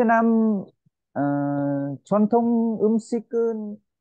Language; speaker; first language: Korean; non-native, learner; Vietnamese